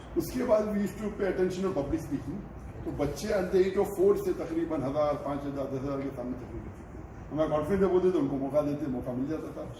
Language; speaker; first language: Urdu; native; Urdu